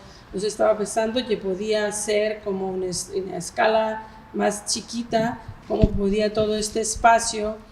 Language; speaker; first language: Spanish; non-native, fluent; Greek